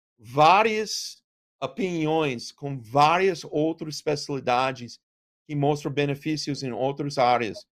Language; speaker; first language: Portuguese; non-native, learner; English